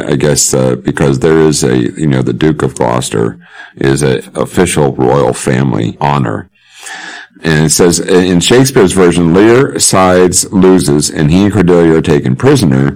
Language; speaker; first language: English; native; English